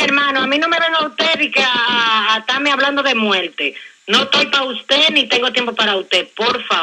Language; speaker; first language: Spanish; native; Spanish